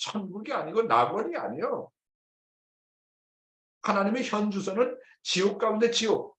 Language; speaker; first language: Korean; native; Korean